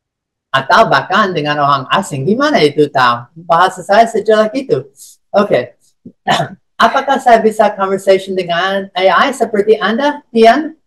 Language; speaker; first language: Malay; non-native, fluent; English